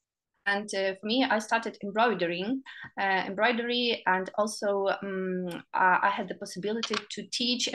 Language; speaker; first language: English; non-native, learner; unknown